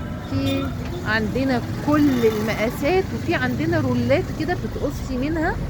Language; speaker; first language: Arabic; native; Arabic